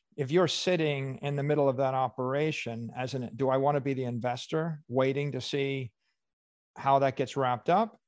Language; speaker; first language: English; native; English